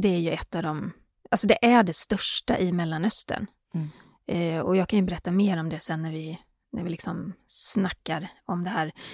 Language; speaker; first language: Swedish; native; Swedish